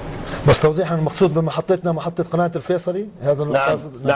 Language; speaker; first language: Arabic; native; Arabic